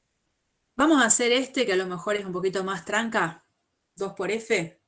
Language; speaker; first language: Spanish; native; Spanish